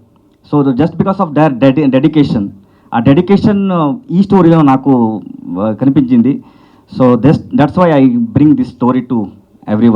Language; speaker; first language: Telugu; non-native, learner; Kannada